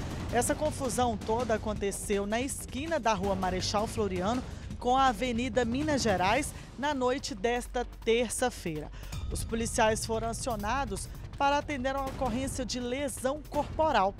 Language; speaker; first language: Portuguese; native; Portuguese